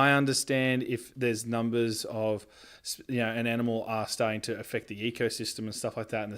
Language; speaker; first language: English; native; English